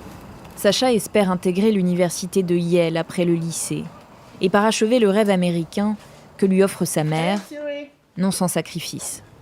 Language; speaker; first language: French; native; French